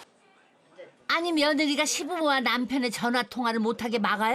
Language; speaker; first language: Korean; native; Korean